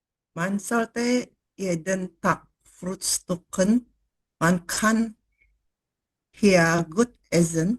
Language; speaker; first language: German; non-native, learner; Indonesian